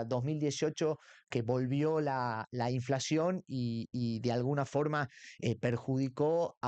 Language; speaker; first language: Spanish; native; Spanish